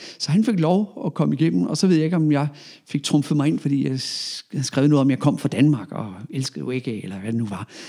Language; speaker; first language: Danish; native; Danish